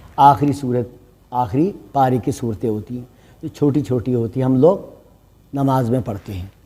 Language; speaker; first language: Hindi; native; Hindi